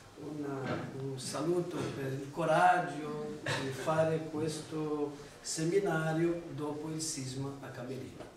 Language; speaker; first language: Italian; non-native, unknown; Portuguese